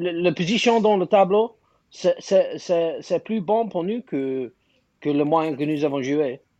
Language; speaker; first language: French; non-native, fluent; English